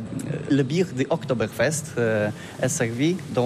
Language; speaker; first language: French; non-native, learner; Polish